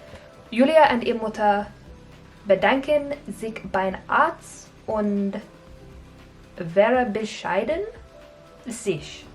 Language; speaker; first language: German; non-native, learner; English